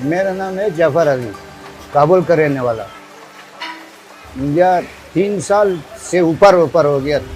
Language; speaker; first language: Hindi; non-native, learner; Persian